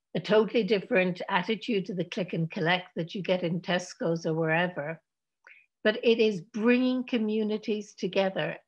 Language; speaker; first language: English; native; English